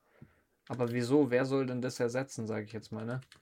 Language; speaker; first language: German; native; German